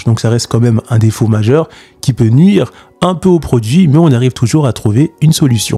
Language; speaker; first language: French; native; French